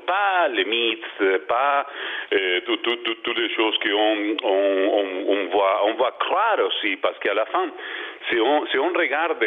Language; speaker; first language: French; non-native, learner; Spanish